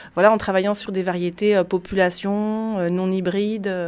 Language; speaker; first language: French; native; French